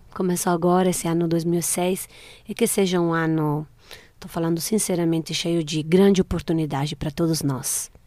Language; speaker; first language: Portuguese; non-native, fluent; Italian